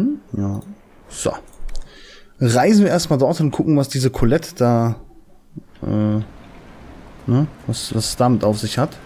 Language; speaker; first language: German; native; German